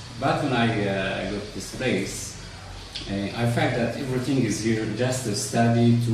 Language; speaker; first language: English; non-native, learner; Arabic